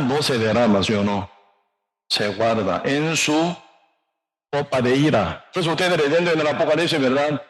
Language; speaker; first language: Spanish; non-native, learner; Korean